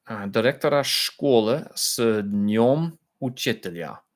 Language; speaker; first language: Russian; non-native, learner; English